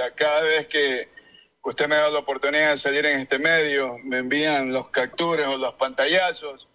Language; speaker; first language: Spanish; native; Spanish